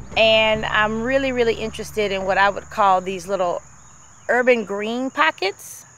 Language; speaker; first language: English; native; English